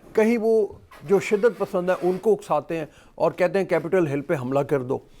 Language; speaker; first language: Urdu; native; Urdu